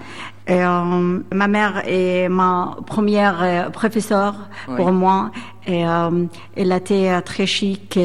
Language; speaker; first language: French; non-native, learner; Arabic